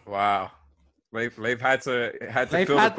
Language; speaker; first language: English; native; English